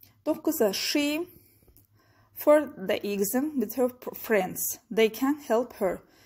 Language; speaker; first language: English; non-native, fluent; Azerbaijani